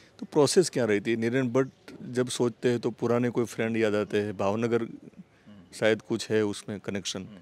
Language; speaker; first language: Hindi; non-native, local second language; Gujarati